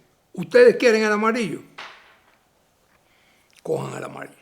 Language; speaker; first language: Spanish; native; Spanish